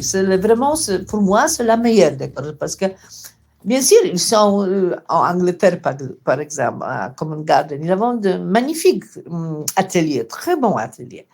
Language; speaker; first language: French; non-native, fluent; Polish